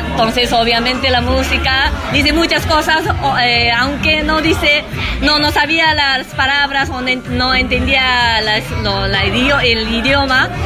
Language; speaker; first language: Spanish; non-native, learner; Japanese